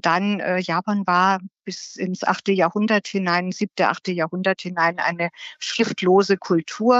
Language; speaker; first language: German; native; German